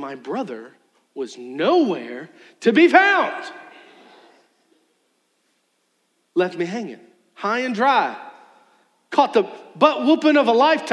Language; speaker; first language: English; native; English